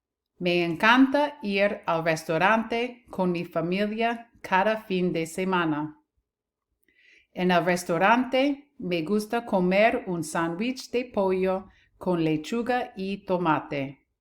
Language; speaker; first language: Spanish; non-native, fluent; English